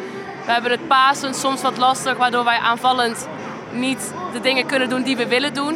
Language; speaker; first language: Dutch; native; Dutch